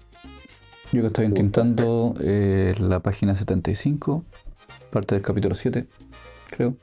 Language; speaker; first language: Spanish; native; Spanish